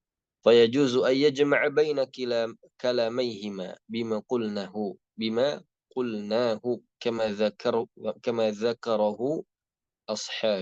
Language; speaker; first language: Arabic; non-native, fluent; Indonesian